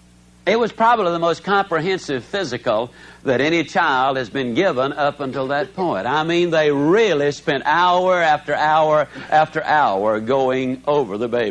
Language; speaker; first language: English; native; English